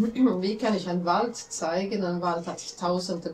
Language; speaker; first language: German; non-native, fluent; Latvian